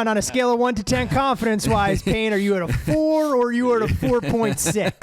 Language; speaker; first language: English; native; English